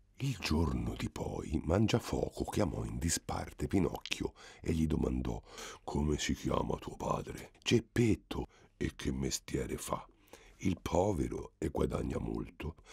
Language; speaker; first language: Italian; native; Italian